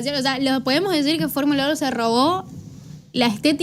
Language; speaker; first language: Spanish; native; Spanish